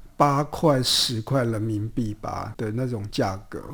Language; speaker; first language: Chinese; native; Chinese